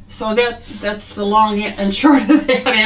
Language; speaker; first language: English; native; English